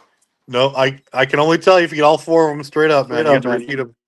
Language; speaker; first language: English; native; English